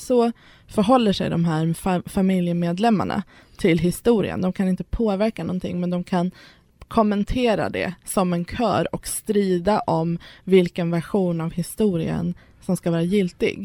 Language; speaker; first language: Swedish; early bilingual, other home language; Persian